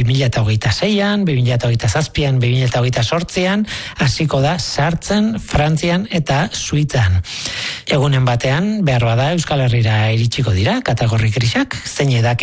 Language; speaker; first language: Basque; native; Basque